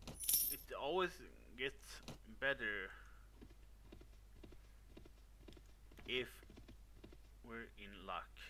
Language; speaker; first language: English; non-native, fluent; Swedish